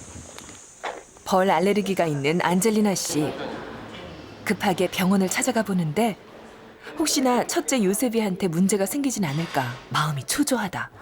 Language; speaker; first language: Korean; native; Korean